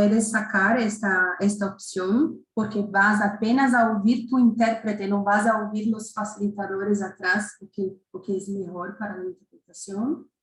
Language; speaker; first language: Spanish; non-native, fluent; Portuguese